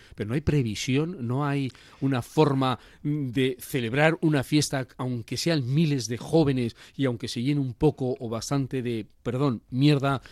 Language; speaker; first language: Spanish; native; Spanish